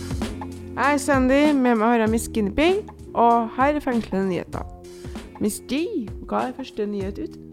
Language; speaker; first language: Norwegian; native; Norwegian